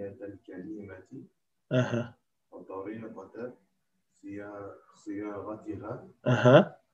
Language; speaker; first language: Arabic; non-native, learner; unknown